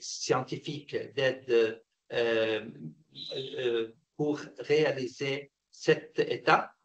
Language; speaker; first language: French; non-native, fluent; Arabic